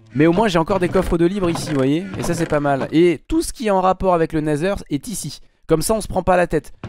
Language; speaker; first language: French; native; French